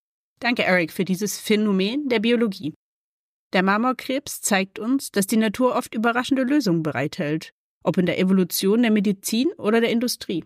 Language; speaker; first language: German; native; German